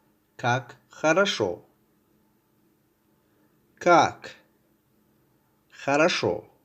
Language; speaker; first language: Russian; non-native, fluent; Tajik